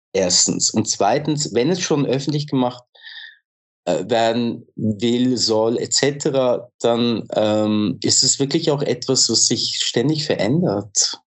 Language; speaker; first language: German; early bilingual, other home language; Turkish